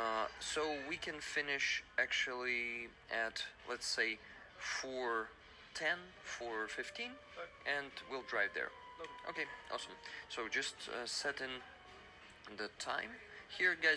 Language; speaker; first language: English; non-native, fluent; Ukrainian